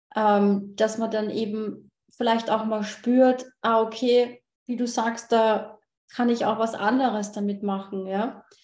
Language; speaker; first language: German; native; German